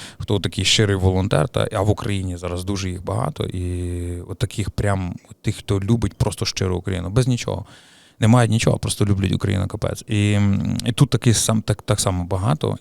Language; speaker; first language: Ukrainian; native; Ukrainian